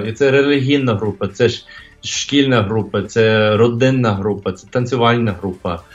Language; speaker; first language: Ukrainian; early bilingual, heritage; English